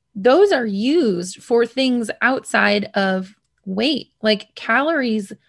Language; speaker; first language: English; native; English